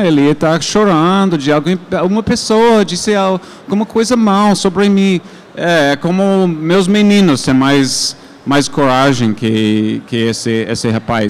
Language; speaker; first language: Portuguese; non-native, fluent; English